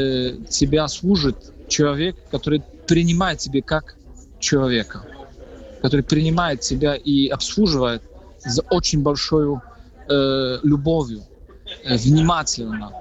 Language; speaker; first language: Russian; non-native, fluent; Polish